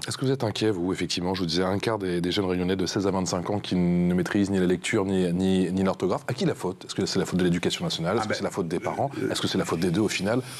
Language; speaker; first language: French; native; French